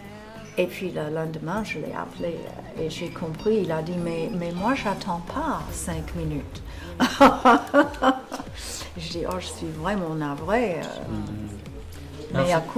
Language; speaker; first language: French; non-native, fluent; English